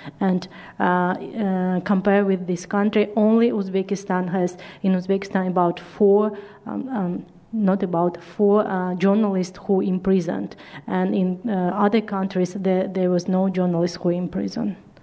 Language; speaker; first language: English; non-native, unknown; Uzbek